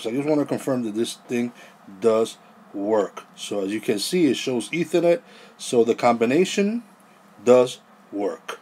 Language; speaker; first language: English; native; English